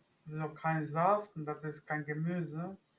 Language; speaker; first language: German; non-native, learner; Spanish